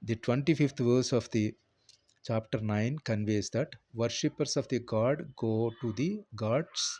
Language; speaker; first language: English; non-native, local second language; Telugu